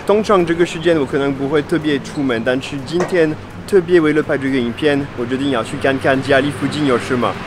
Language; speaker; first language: Chinese; non-native, fluent; French